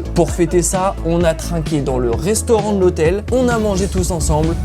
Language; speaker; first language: French; native; French